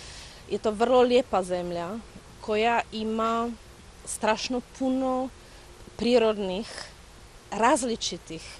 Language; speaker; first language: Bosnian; non-native, fluent; Czech